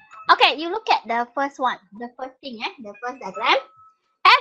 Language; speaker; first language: English; non-native, local second language; Malay